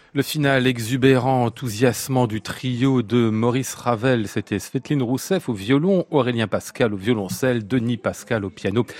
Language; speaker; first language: French; native; French